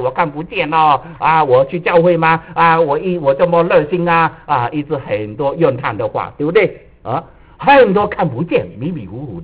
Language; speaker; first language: Chinese; native; Chinese